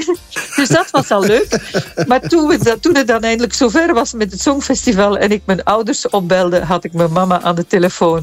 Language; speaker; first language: Dutch; native; Dutch